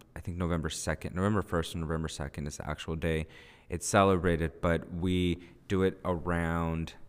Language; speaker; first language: English; early bilingual, other home language; Spanish